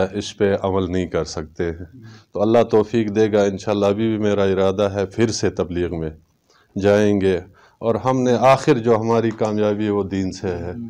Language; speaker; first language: Urdu; non-native, local second language; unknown